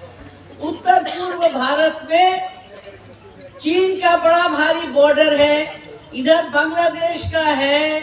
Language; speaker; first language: Hindi; non-native, local second language; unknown